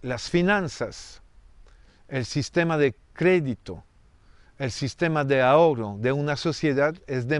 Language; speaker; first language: Spanish; non-native, fluent; French